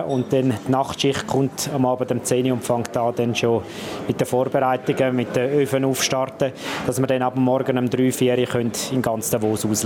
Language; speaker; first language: German; native; German